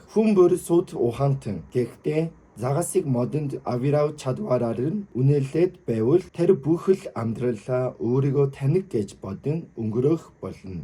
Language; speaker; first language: Mongolian; non-native, learner; Korean